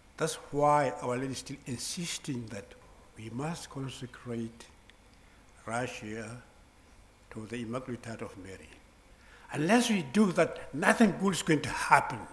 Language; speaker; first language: English; non-native, local second language; Southern Sotho